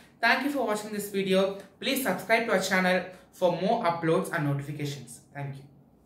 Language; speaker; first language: English; non-native, local second language; Tamil